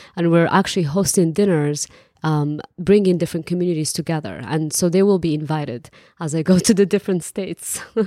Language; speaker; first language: English; non-native, fluent; Arabic